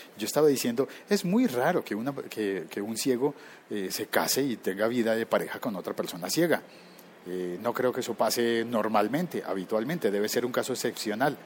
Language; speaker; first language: Spanish; native; Spanish